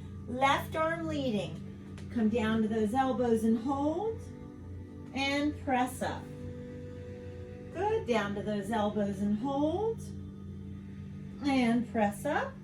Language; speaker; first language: English; native; English